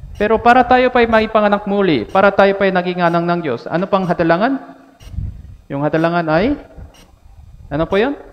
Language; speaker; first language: Filipino; non-native, fluent; Korean